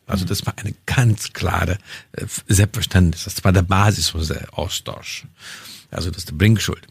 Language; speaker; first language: German; non-native, fluent; Hungarian